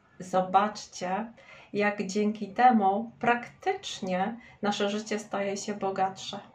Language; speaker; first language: Polish; native; Polish